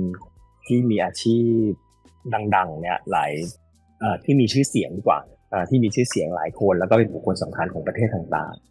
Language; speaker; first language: Thai; native; Thai